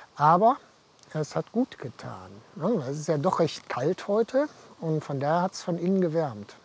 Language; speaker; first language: German; native; German